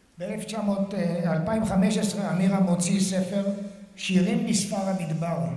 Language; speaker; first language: Hebrew; native; Hebrew